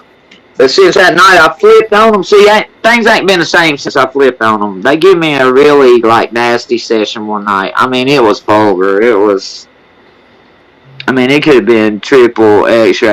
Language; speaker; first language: English; native; English